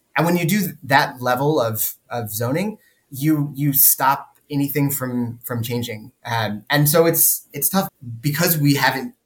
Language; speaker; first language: English; native; English